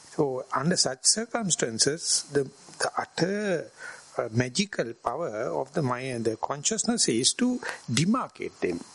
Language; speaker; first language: English; non-native, local second language; Sinhala